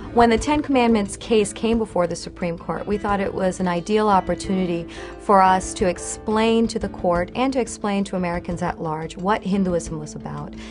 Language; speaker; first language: English; native; English